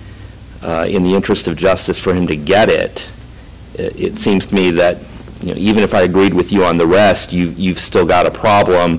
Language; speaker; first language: English; native; English